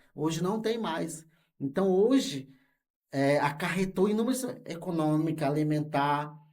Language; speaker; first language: Portuguese; non-native, local second language; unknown